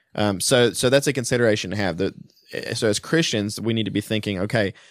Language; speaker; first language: English; early bilingual, other home language; German